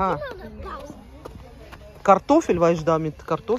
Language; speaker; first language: German; non-native, learner; Russian